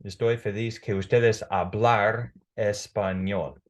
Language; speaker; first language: Spanish; non-native, fluent; English